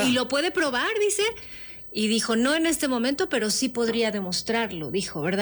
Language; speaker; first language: Spanish; native; Spanish